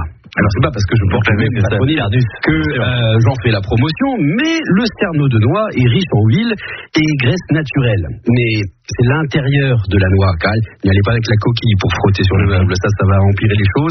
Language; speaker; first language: French; native; French